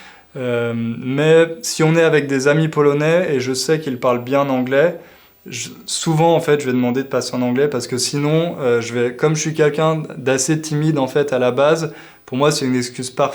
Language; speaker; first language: French; native; French